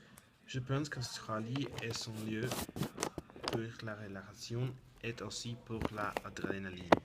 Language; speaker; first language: French; non-native, learner; Spanish